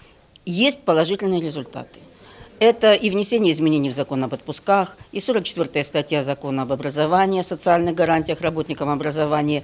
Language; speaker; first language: Russian; native; Russian